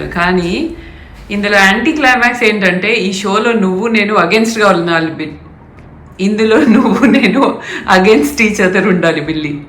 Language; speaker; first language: Telugu; non-native, local second language; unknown